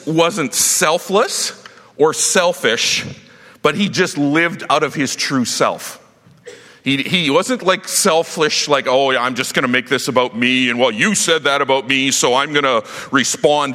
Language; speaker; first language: English; native; English